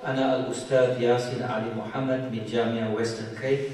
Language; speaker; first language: Arabic; non-native, fluent; English